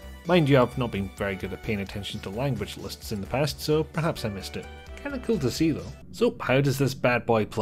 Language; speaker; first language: English; native; English